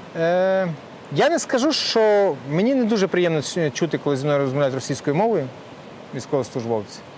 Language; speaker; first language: Ukrainian; native; Ukrainian